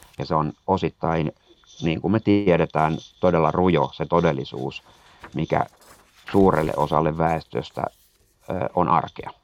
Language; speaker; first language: Finnish; native; Finnish